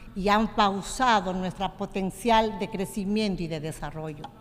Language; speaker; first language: Spanish; native; Spanish